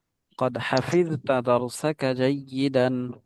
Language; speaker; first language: Arabic; non-native, fluent; Bangla